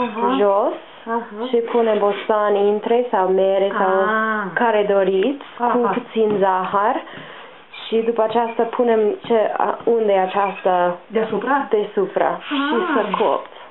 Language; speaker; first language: Romanian; non-native, learner; English